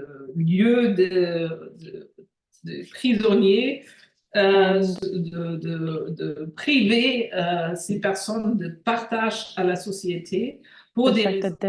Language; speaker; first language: French; non-native, fluent; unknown